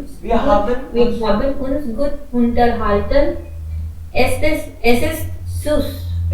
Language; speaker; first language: German; non-native, learner; Hindi